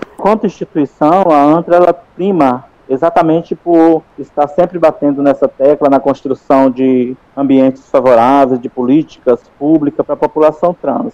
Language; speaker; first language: Portuguese; native; Portuguese